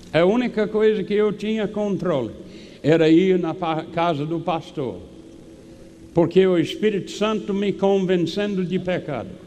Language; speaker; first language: Portuguese; non-native, fluent; English